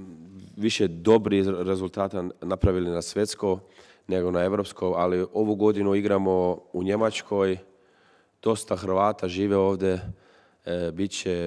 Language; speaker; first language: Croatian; early bilingual, heritage; Croatian